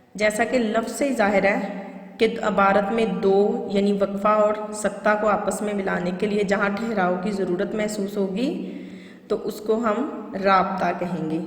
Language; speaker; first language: Urdu; non-native, local second language; Punjabi